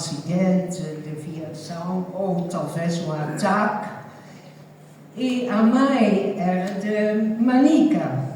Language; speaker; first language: Portuguese; non-native, fluent; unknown